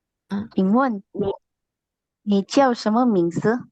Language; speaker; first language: Chinese; non-native, learner; Indonesian